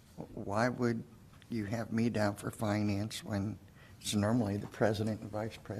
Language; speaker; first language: English; native; English